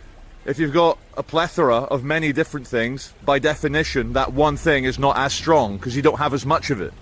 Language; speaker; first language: English; native; English